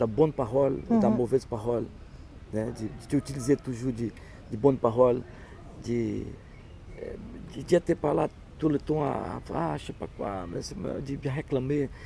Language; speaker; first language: French; non-native, learner; Portuguese